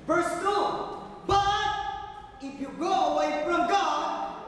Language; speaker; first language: English; non-native, local second language; Filipino